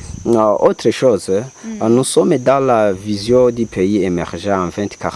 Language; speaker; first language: French; non-native, local second language; Rundi